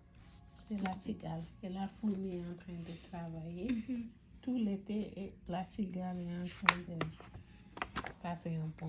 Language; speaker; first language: French; non-native, learner; English